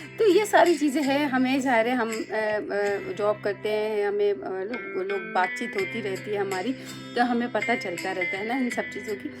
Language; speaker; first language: Urdu; native; Urdu